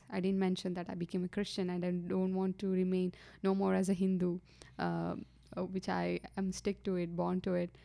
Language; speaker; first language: English; non-native, local second language; Kannada